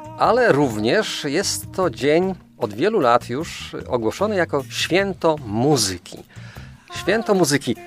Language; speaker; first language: Polish; native; Polish